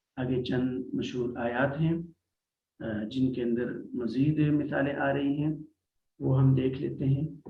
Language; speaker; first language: Urdu; native; Urdu